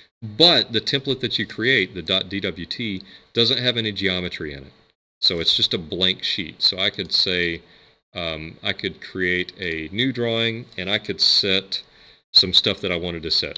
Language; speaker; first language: English; native; English